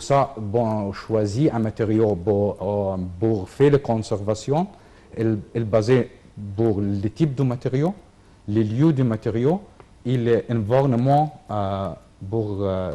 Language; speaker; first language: French; non-native, learner; Arabic